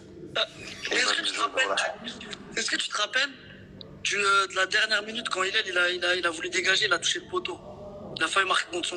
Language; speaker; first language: French; native; French